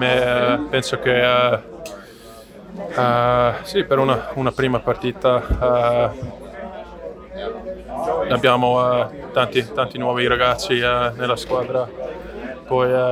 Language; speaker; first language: Italian; non-native, learner; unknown